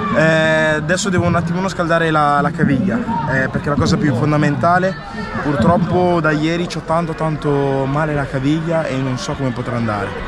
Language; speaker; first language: Italian; early bilingual, other home language; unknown